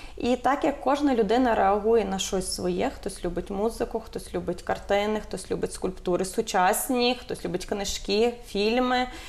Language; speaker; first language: Ukrainian; native; Ukrainian